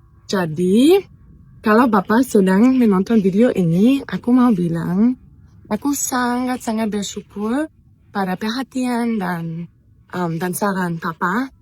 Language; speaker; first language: Indonesian; non-native, fluent; German